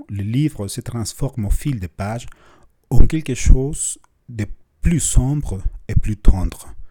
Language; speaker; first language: French; non-native, fluent; Spanish